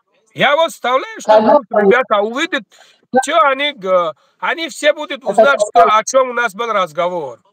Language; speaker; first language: Russian; non-native, learner; Tajik